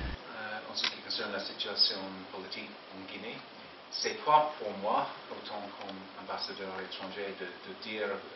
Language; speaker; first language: French; non-native, fluent; English